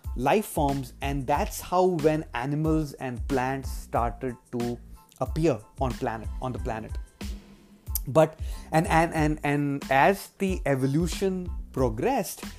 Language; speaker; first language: English; non-native, local second language; Hindi